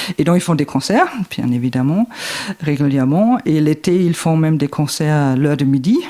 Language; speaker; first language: French; non-native, fluent; German